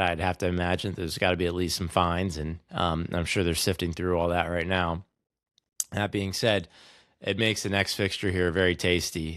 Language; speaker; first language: English; native; English